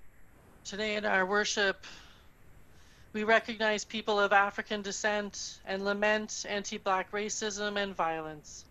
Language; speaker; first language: English; native; English